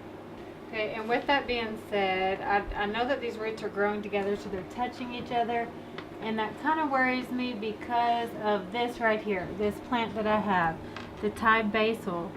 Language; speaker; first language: English; native; English